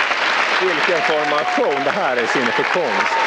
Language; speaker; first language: Swedish; native; Swedish